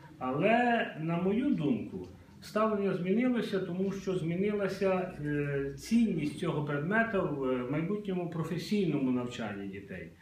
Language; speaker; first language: Ukrainian; native; Ukrainian